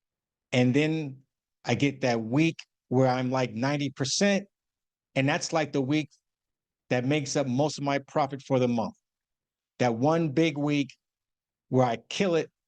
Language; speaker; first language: English; native; English